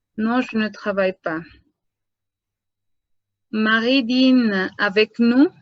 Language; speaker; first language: French; non-native, fluent; Spanish